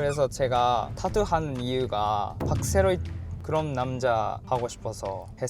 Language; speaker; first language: Korean; non-native, learner; Japanese